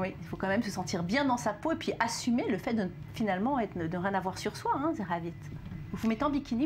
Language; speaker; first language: French; native; French